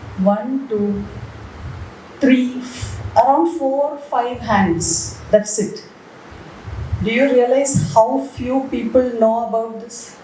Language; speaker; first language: English; non-native, local second language; Malayalam